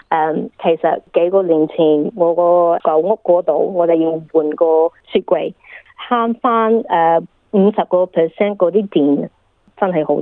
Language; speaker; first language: Cantonese; early bilingual, heritage; English